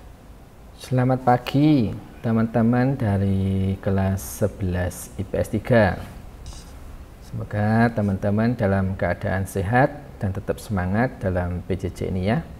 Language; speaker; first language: Indonesian; native; Indonesian